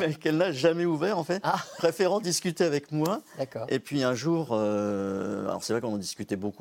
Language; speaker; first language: French; native; French